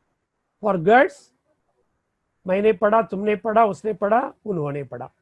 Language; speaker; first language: Hindi; non-native, fluent; Tamil